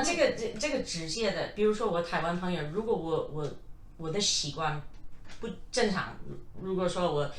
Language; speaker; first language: Chinese; non-native, fluent; English